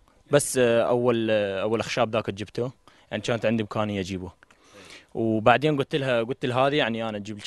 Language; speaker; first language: Arabic; native; Arabic